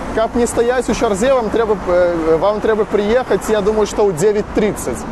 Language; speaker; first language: Belarusian; non-native, local second language; Russian